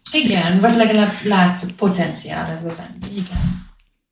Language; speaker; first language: Hungarian; non-native, learner; English